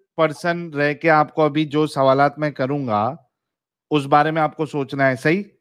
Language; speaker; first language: Hindi; native; Hindi